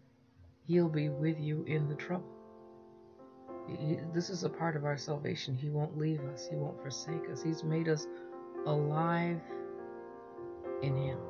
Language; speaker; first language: English; native; English